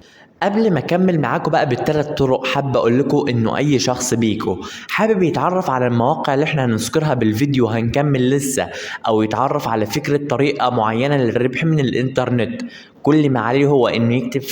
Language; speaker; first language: Arabic; native; Arabic